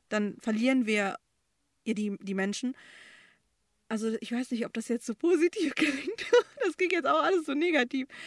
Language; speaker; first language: German; early bilingual, other home language; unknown